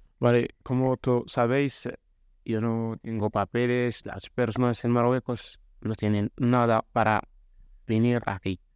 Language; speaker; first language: Spanish; non-native, learner; Arabic